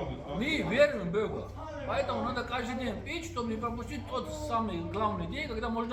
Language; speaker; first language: Russian; non-native, fluent; Georgian